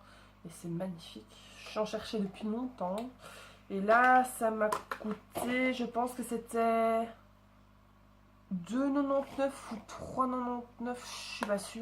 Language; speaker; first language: French; native; French